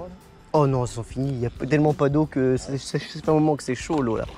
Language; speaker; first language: French; native; French